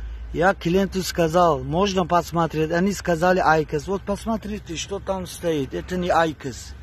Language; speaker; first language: Russian; non-native, learner; Tajik